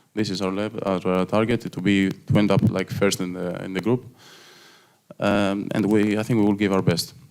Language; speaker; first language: English; non-native, fluent; Greek